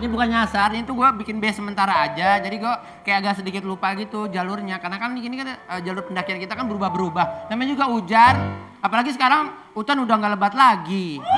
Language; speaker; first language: Indonesian; native; Indonesian